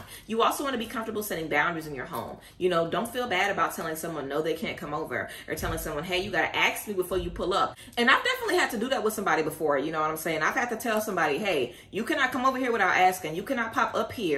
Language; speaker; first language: English; native; English